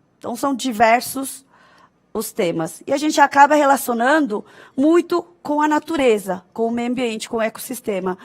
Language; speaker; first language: Portuguese; early bilingual, other home language; Korean